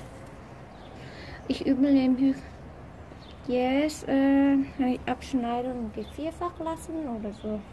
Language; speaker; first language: German; non-native, learner; Vietnamese